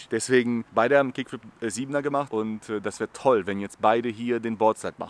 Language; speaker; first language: German; native; German